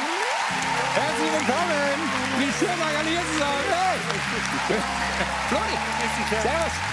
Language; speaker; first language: German; native; German